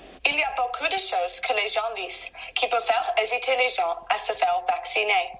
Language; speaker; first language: French; non-native, learner; English